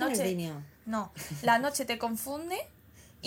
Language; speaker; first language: Spanish; native; Spanish